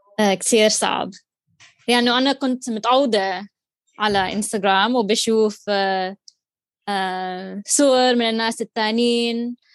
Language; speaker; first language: Arabic; non-native, learner; English